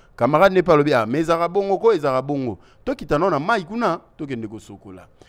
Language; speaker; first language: Lingala; non-native, local second language; Kituba (Democratic Republic of Congo)